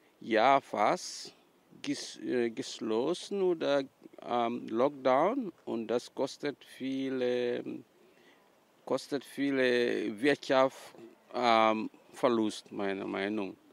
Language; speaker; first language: German; non-native, learner; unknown